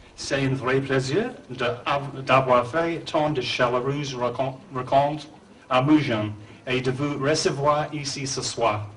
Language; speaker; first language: French; non-native, learner; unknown